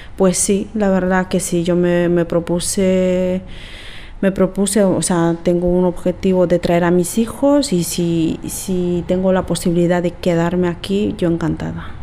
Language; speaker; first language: Spanish; native; Spanish